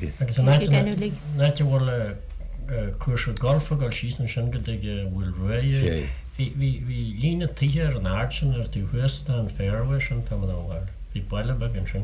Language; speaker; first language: Irish; native; Irish